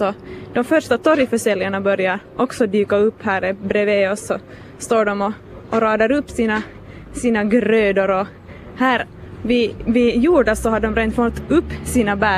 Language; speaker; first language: Swedish; native; Swedish